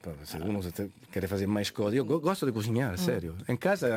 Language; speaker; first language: Portuguese; non-native, fluent; Italian